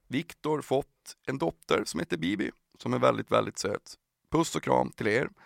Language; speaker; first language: Swedish; native; Swedish